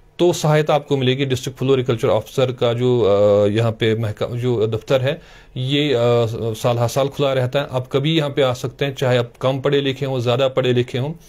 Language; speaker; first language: Hindi; non-native, local second language; Kashmiri